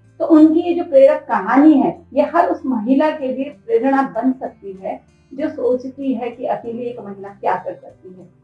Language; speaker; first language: Hindi; native; Hindi